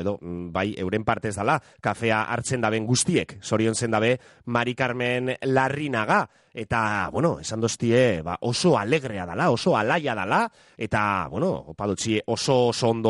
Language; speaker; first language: Basque; native; Basque